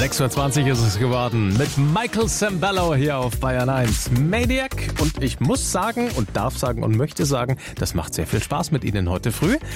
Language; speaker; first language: German; native; German